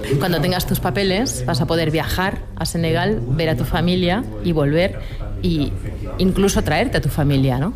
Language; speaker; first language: Spanish; native; Spanish